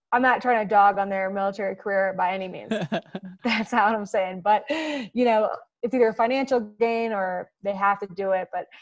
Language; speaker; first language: English; native; English